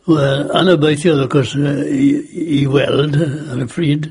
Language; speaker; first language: Welsh; native; Welsh